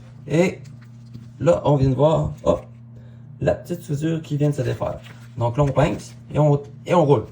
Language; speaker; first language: French; native; French